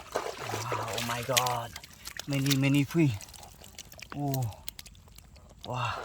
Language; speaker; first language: English; non-native, learner; Vietnamese